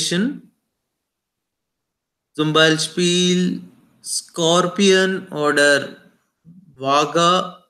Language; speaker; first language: German; non-native, learner; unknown